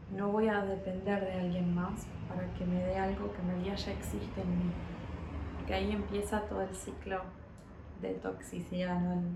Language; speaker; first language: Spanish; early bilingual, heritage; Spanish